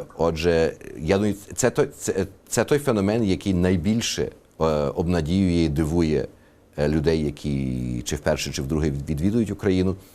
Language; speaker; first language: Ukrainian; early bilingual, heritage; Ukrainian